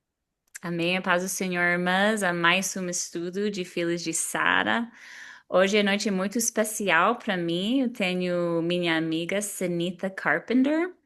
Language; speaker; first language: Portuguese; non-native, fluent; English